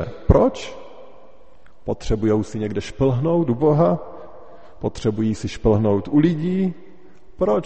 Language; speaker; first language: Czech; native; Czech